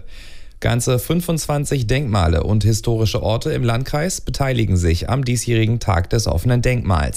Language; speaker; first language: German; native; German